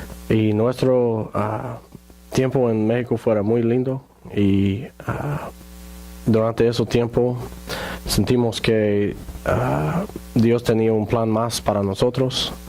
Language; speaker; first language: Spanish; non-native, fluent; English